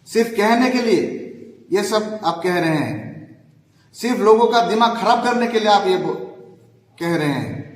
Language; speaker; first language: Hindi; non-native, local second language; Bangla